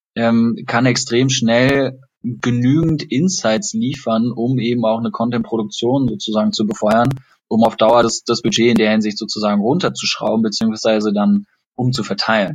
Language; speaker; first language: German; native; German